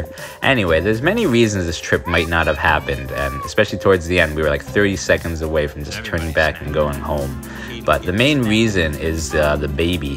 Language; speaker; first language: English; native; English